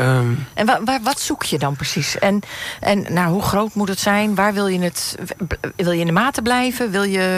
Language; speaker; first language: Dutch; native; Dutch